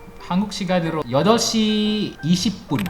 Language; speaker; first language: Korean; non-native, fluent; Malay